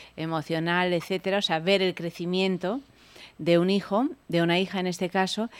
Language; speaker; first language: Spanish; early bilingual, other home language; Italian